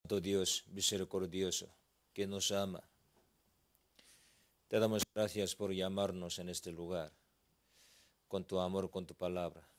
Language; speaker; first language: Spanish; non-native, learner; Korean